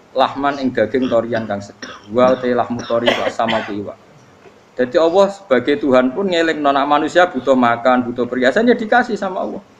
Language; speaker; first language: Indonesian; non-native, local second language; Javanese